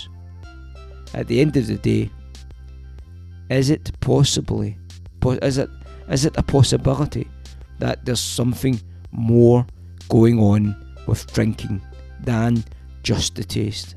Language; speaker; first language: English; native; English